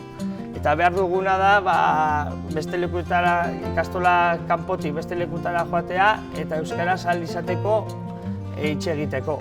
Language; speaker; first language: Basque; non-native, local second language; Spanish